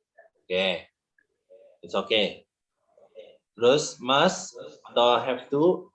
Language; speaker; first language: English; non-native, learner; Indonesian